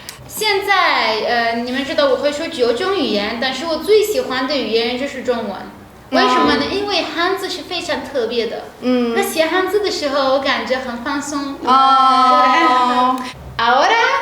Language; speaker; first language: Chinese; non-native, fluent; Persian